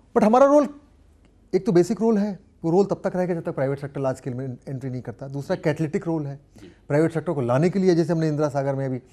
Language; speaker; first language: Hindi; native; Hindi